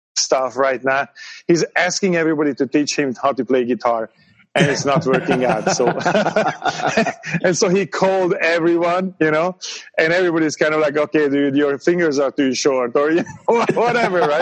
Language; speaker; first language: English; non-native, fluent; Hungarian